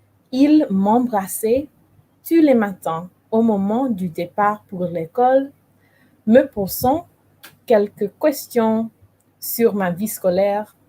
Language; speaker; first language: French; non-native, learner; English